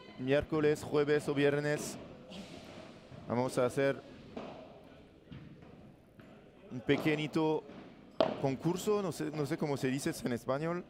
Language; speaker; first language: Spanish; non-native, learner; French